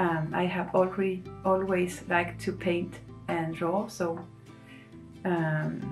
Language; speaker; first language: English; non-native, fluent; Spanish